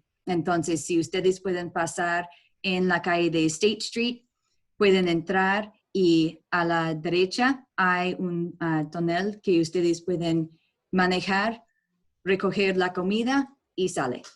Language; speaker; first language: Spanish; non-native, learner; English